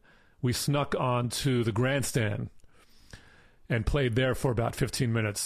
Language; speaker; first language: English; native; English